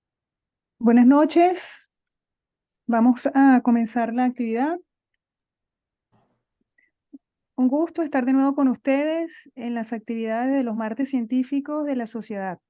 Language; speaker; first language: Spanish; native; Spanish